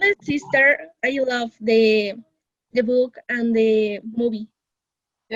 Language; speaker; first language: English; non-native, learner; Spanish